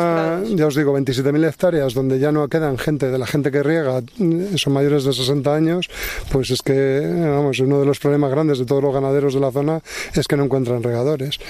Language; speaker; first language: Spanish; native; Spanish